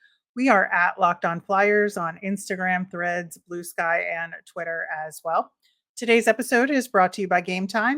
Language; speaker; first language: English; native; English